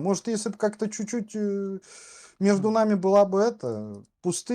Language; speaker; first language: Russian; native; Russian